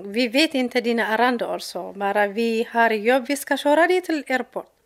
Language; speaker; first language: Swedish; non-native, learner; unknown